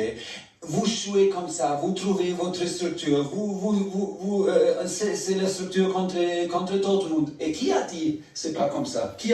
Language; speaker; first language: French; non-native, learner; German